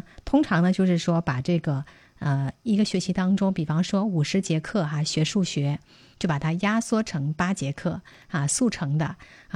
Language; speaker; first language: Chinese; native; Chinese